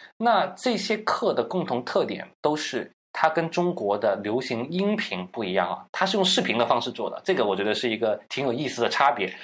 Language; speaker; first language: Chinese; non-native, local second language; Cantonese